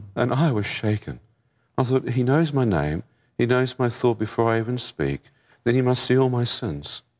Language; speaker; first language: English; native; English